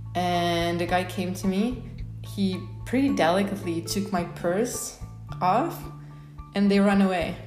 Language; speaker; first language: English; non-native, fluent; Polish